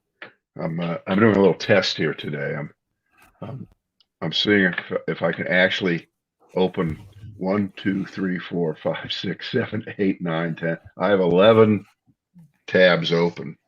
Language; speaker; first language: English; native; English